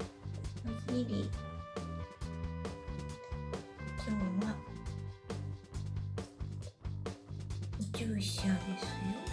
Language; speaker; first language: Japanese; native; Japanese